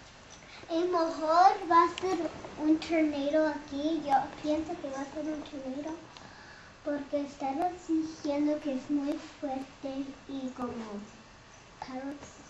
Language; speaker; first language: Spanish; early bilingual, heritage; English